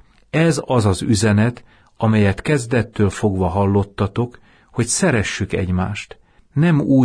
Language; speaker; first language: Hungarian; native; Hungarian